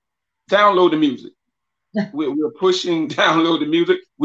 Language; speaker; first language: English; native; English